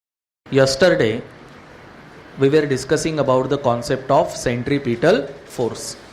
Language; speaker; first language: English; non-native, local second language; Marathi